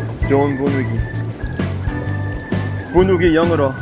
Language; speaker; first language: Korean; non-native, learner; English